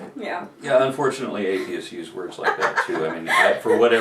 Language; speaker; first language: English; native; English